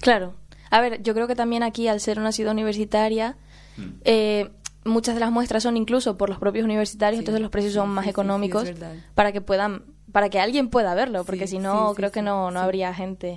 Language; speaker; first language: Spanish; native; Spanish